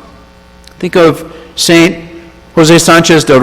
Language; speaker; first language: Spanish; non-native, fluent; English